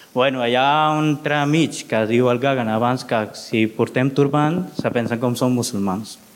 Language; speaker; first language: Catalan; early bilingual, other home language; Punjabi